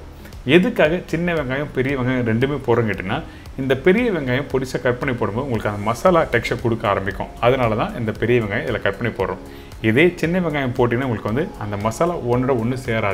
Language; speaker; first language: Tamil; native; Tamil